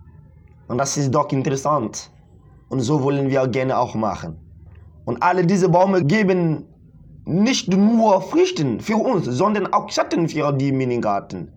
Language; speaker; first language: German; non-native, fluent; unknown